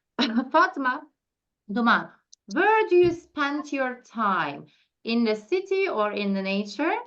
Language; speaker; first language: English; non-native, fluent; Turkish